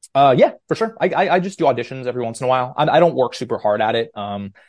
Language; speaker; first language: English; native; English